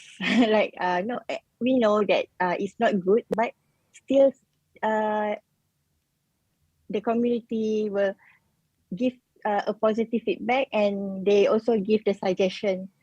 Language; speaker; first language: English; non-native, learner; Malay